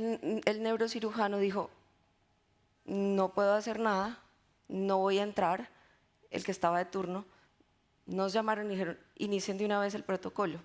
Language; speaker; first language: Spanish; native; Spanish